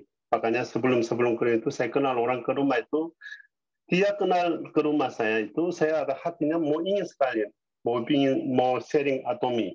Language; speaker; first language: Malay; non-native, learner; Korean